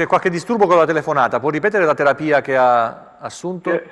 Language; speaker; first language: Italian; native; Italian